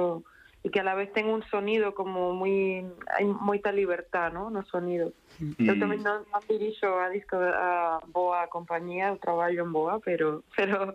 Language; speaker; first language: Galician; non-native, local second language; Spanish